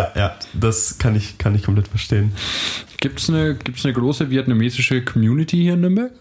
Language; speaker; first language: German; native; German